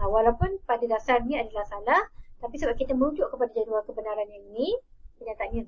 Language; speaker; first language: Malay; native; Malay